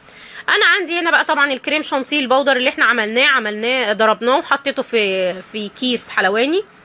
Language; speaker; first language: Arabic; native; Arabic